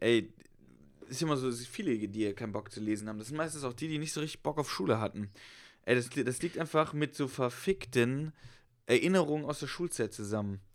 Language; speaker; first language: German; native; German